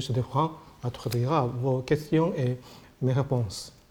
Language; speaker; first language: French; non-native, learner; Japanese